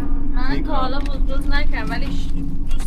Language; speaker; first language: Persian; native; Persian